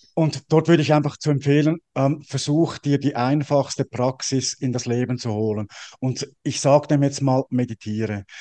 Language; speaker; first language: German; native; German